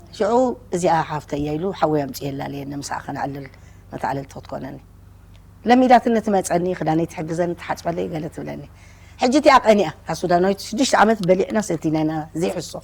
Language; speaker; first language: Tigrinya; native; Tigrinya